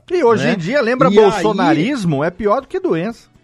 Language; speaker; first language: Portuguese; native; Portuguese